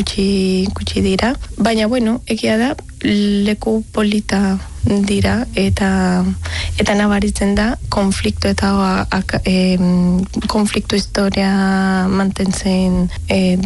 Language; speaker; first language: Basque; non-native, learner; Spanish